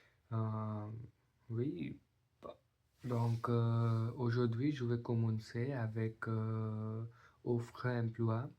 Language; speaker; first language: French; non-native, learner; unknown